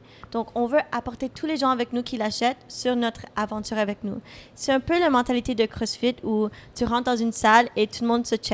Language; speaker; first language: French; non-native, fluent; English